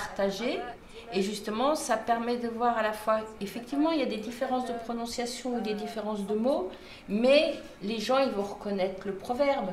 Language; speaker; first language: French; native; French